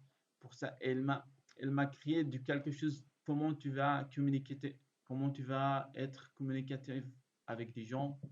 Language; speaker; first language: French; non-native, learner; Arabic